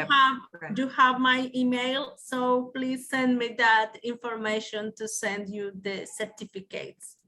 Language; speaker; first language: English; non-native, learner; Spanish